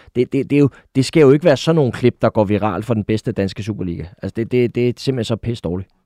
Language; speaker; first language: Danish; native; Danish